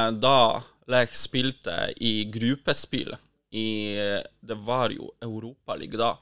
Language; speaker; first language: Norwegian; non-native, fluent; Polish